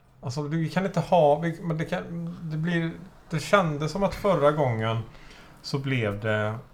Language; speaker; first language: Swedish; native; Swedish